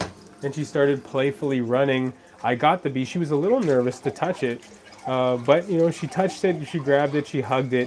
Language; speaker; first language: English; native; English